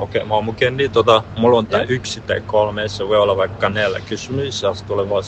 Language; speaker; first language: Finnish; non-native, learner; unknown